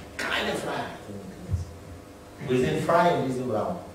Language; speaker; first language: German; non-native, learner; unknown